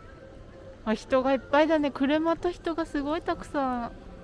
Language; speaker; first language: Japanese; native; Japanese